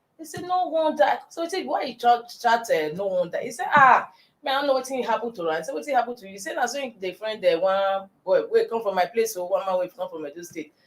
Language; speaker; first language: Nigerian Pidgin; non-native, local second language; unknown